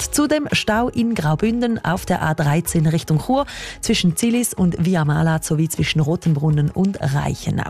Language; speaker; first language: German; native; German